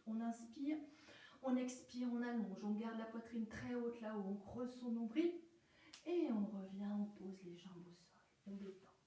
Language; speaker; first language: French; native; French